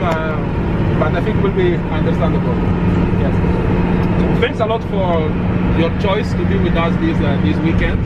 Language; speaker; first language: English; non-native, learner; Portuguese